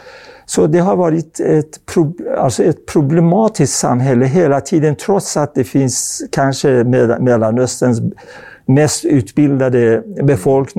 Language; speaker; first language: Swedish; non-native, fluent; Persian